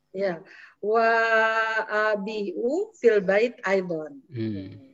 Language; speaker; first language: Arabic; non-native, learner; Indonesian